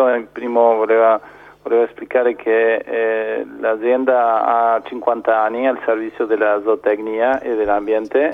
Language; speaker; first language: Italian; non-native, fluent; Spanish